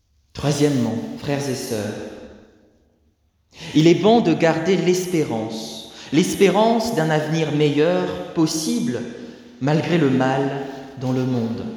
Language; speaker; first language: French; native; French